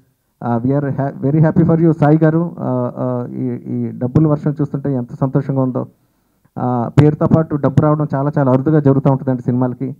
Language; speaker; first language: Telugu; native; Telugu